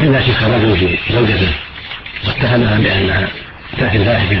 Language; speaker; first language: Arabic; native; Arabic